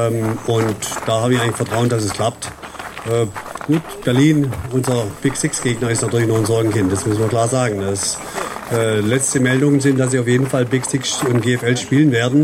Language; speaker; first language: German; native; German